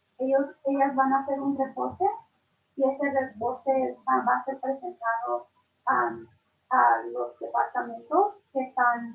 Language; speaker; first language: Spanish; early bilingual, other home language; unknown